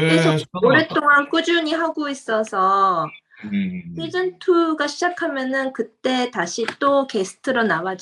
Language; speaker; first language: Korean; non-native, fluent; Japanese